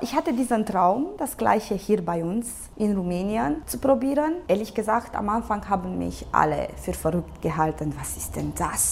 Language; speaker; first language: German; non-native, local second language; Romanian